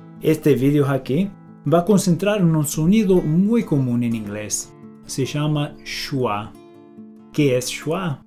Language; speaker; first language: Spanish; non-native, fluent; English